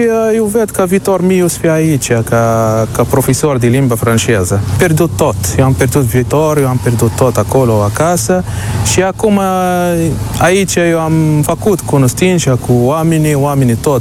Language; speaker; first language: Romanian; non-native, learner; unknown